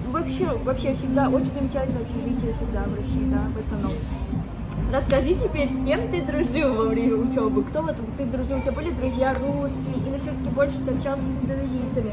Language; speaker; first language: Russian; native; Russian